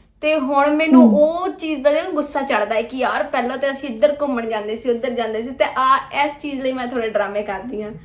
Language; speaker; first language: Punjabi; early bilingual, heritage; Punjabi